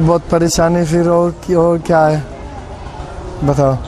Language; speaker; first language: Hindi; non-native, learner; English